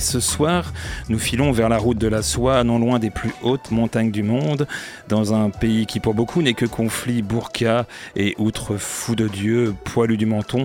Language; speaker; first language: French; native; French